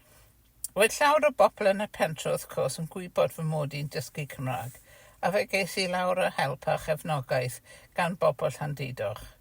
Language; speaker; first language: Welsh; non-native, fluent; English